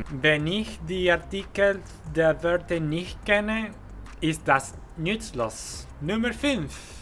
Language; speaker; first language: German; non-native, fluent; Spanish